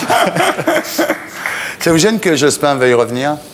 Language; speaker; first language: French; native; French